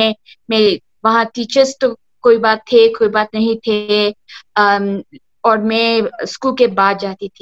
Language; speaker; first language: Hindi; early bilingual, heritage; Hindi